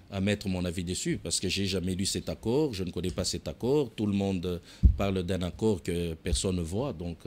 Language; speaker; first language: French; non-native, local second language; Swahili